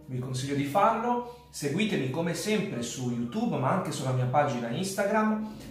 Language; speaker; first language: Italian; native; Italian